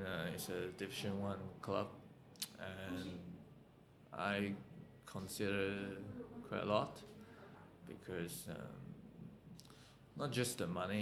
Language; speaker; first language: English; non-native, local second language; Cantonese